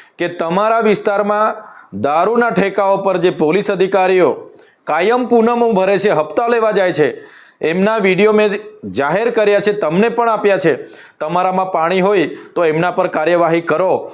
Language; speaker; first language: Gujarati; non-native, local second language; Vasavi